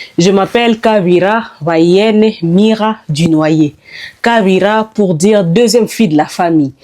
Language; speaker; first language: French; non-native, local second language; Nande